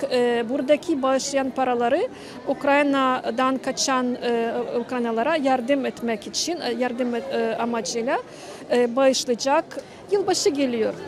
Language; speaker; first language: Turkish; non-native, learner; Ukrainian